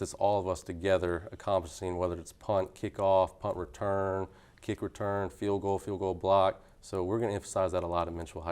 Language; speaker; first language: English; native; English